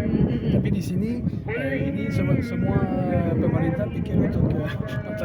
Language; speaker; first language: Indonesian; non-native, fluent; French